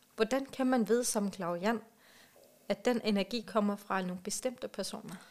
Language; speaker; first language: Danish; non-native, local second language; Kalaallisut